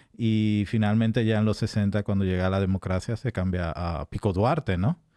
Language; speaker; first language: Spanish; native; Spanish